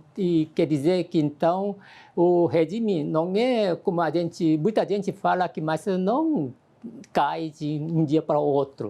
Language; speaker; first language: Portuguese; non-native, fluent; Korean